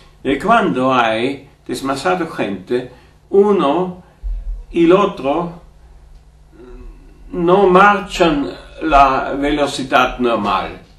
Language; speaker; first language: Italian; non-native, fluent; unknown